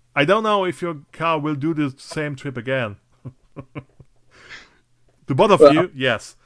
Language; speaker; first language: English; non-native, fluent; German